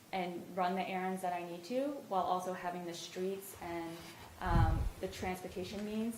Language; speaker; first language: English; native; English